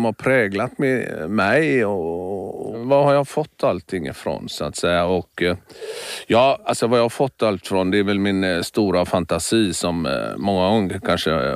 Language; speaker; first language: Swedish; native; Swedish